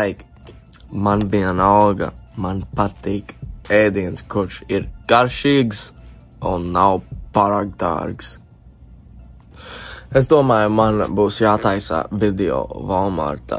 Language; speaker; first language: Latvian; early bilingual, heritage; English